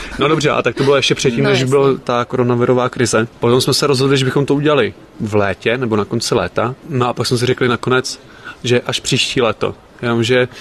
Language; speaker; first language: Czech; native; Czech